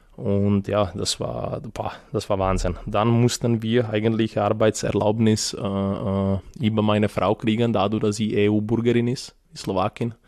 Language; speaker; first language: German; non-native, fluent; Serbian